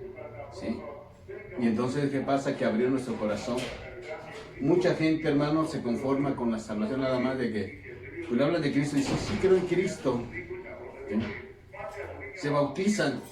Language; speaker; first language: Spanish; native; Spanish